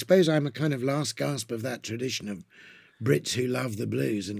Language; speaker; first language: English; native; English